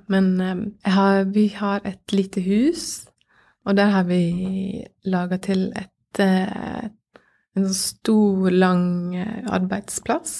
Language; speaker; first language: Norwegian; native; Norwegian